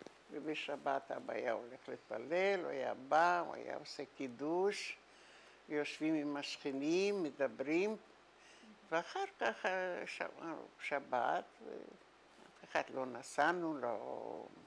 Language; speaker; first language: Hebrew; non-native, fluent; Yiddish